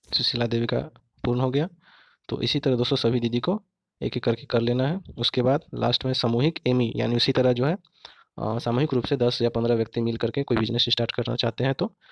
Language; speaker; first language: Hindi; native; Hindi